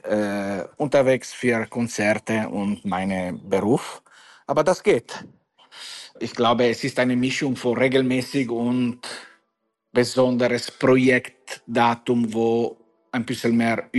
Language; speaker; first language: German; non-native, fluent; Italian